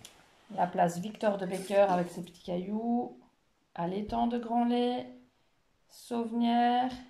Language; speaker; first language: French; native; French